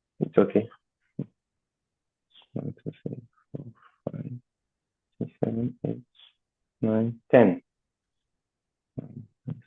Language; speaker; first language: English; non-native, learner; Portuguese